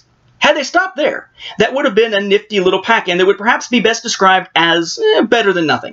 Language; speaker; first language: English; native; English